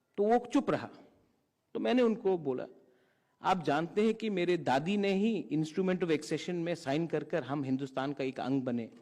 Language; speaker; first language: Hindi; non-native, local second language; Kok Borok